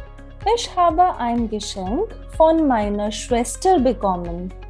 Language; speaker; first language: German; non-native, fluent; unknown